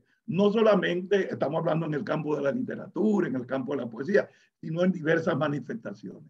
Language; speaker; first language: Spanish; native; Spanish